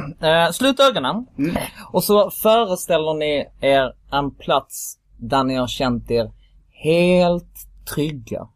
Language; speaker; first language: Swedish; early bilingual, other home language; Kurdish